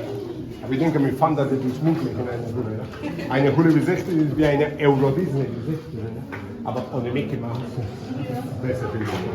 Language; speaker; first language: German; non-native, learner; Spanish